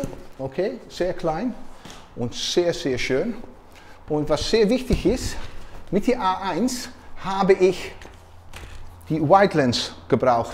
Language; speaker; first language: German; non-native, learner; Dutch